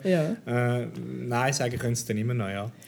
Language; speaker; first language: German; native; German